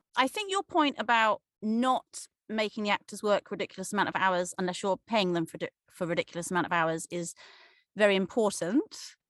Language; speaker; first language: English; native; English